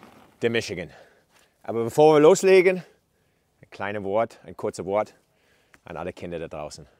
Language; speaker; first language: German; non-native, fluent; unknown